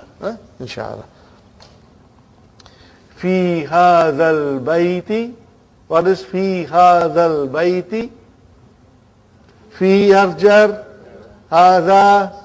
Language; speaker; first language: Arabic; non-native, fluent; Bangla